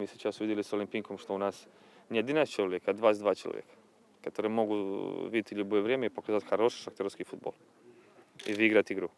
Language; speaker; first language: Russian; non-native, fluent; Croatian